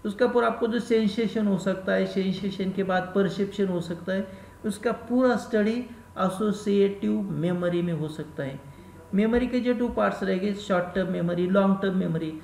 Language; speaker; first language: Hindi; non-native, local second language; Marathi